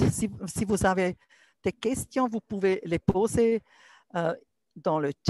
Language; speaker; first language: French; non-native, local second language; German